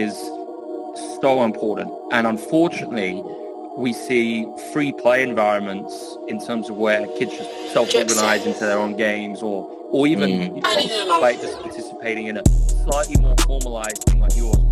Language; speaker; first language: English; native; English